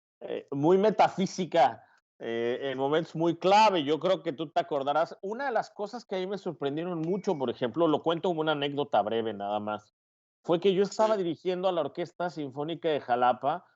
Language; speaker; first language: Spanish; native; Spanish